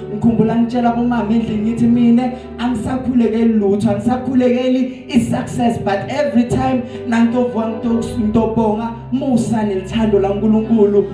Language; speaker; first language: Zulu; non-native, local second language; Swati